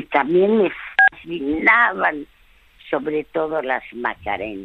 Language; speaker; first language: Spanish; early bilingual, other home language; French